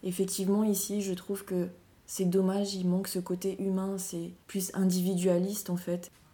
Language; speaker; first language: French; non-native, local second language; Malagasy